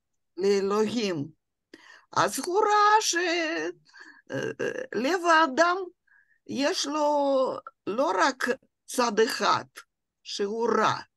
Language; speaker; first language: Hebrew; non-native, fluent; Russian